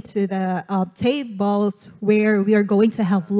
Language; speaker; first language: English; non-native, local second language; Cebuano